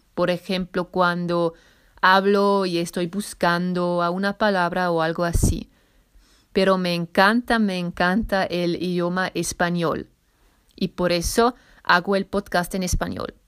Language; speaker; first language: Spanish; non-native, fluent; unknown